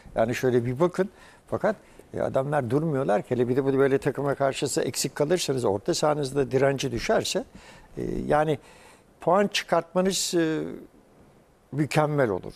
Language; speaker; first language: Turkish; native; Turkish